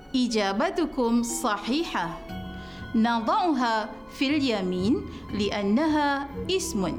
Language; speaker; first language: Arabic; non-native, fluent; Malay